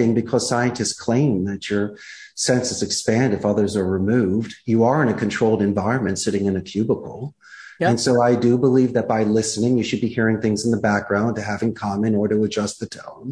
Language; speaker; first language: English; native; English